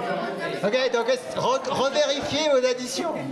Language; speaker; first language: French; native; French